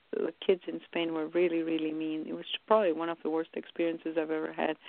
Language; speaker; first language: English; early bilingual, other home language; Romanian